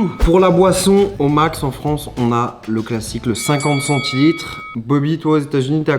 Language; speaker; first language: French; native; French